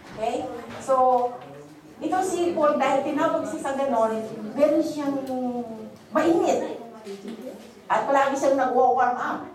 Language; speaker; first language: Filipino; non-native, local second language; Bikol